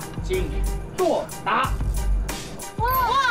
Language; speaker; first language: Chinese; native; Chinese